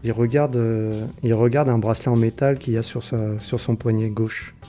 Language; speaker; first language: French; native; French